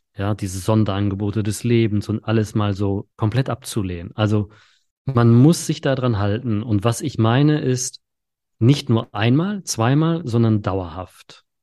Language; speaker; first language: German; early bilingual, other home language; Polish